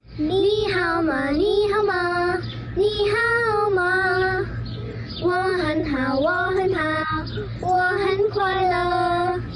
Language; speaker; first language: Chinese; non-native, learner; English